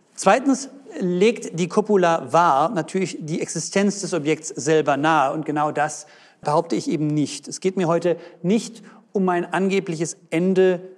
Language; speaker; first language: German; native; German